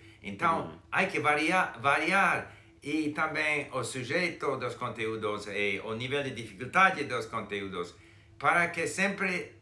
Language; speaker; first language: Portuguese; non-native, fluent; English